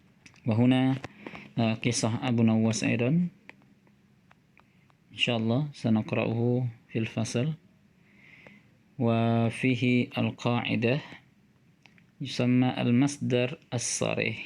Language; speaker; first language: Arabic; non-native, fluent; Indonesian